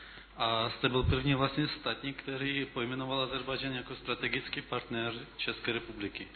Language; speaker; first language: Czech; non-native, fluent; Azerbaijani